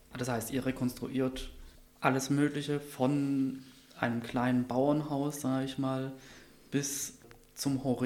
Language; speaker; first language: German; native; German